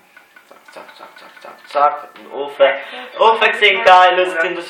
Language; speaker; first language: German; native; German